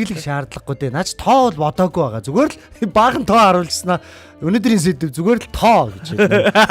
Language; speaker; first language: Mongolian; native; Mongolian